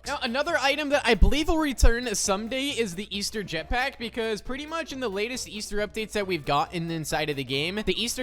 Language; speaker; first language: English; native; English